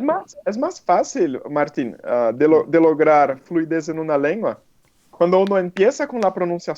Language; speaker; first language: Spanish; non-native, fluent; Portuguese